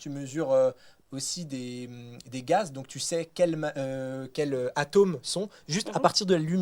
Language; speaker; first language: French; native; French